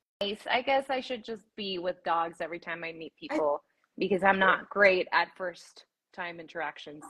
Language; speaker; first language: English; early bilingual, other home language; Spanish